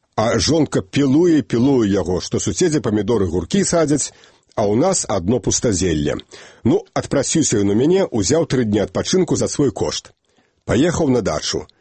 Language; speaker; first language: Belarusian; native; Belarusian